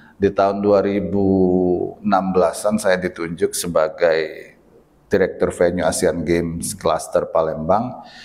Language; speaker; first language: Indonesian; native; Indonesian